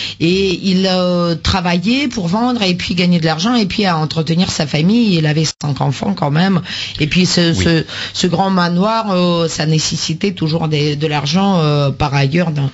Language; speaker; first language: French; non-native, fluent; Russian